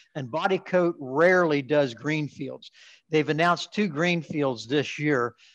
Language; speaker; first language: English; native; English